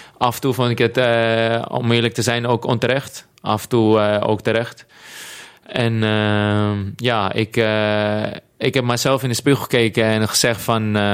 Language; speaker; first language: Dutch; non-native, fluent; Greek